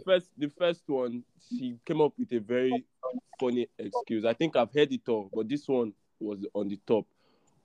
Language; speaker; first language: English; non-native, local second language; Yoruba